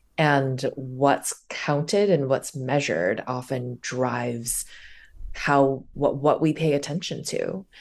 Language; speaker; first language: English; early bilingual, other home language; Chinese